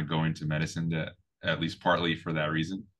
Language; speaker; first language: English; native; English